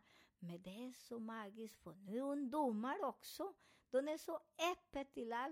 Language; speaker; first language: Swedish; non-native, fluent; Spanish